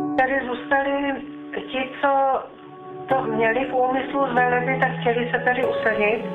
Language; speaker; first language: Czech; non-native, local second language; German